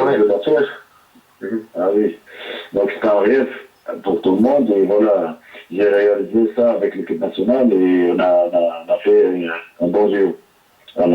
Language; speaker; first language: French; non-native, local second language; Arabic